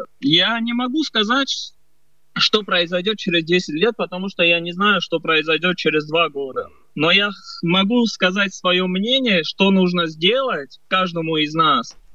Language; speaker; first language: Russian; early bilingual, other home language; Armenian